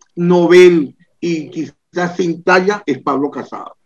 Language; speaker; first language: Spanish; native; Spanish